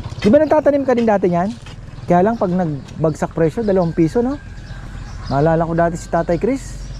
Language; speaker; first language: Filipino; native; Filipino